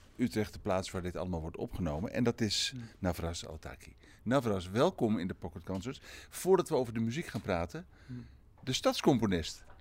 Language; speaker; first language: Dutch; native; Dutch